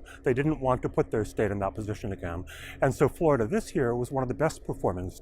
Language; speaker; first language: English; native; English